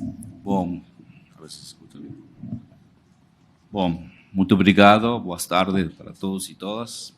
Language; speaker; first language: Portuguese; non-native, learner; Spanish